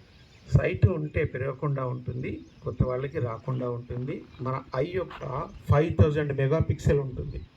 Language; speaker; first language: Telugu; native; Telugu